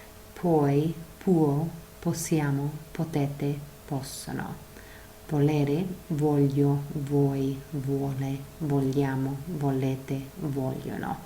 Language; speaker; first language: Italian; non-native, fluent; English